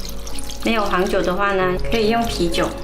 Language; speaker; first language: Chinese; non-native, local second language; Hakka Chinese